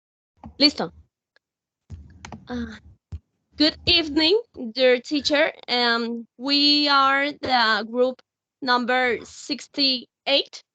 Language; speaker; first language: English; non-native, learner; Spanish